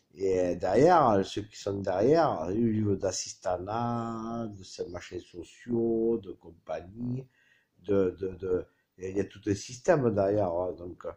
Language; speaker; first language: French; native; French